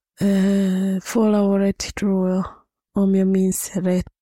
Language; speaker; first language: Swedish; non-native, fluent; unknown